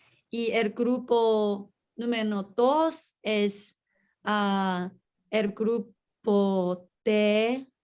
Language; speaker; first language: Spanish; non-native, learner; English